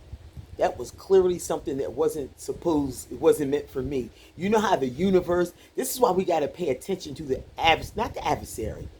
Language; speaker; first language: English; native; English